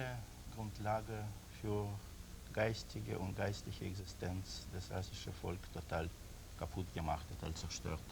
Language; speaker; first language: German; non-native, learner; Russian